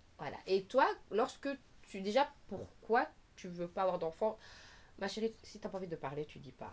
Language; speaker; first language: French; native; French